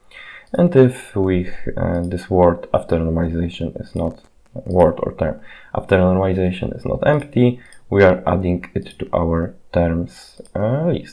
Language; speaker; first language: English; non-native, fluent; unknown